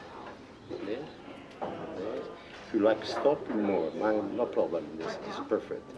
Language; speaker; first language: English; non-native, learner; Italian